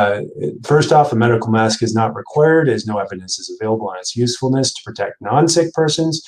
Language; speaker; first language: English; native; English